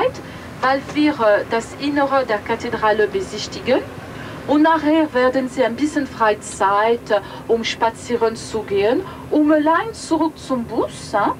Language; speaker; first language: German; non-native, fluent; French